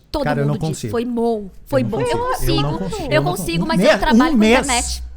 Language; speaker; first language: Portuguese; native; Portuguese